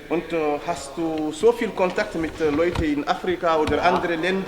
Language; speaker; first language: German; non-native, learner; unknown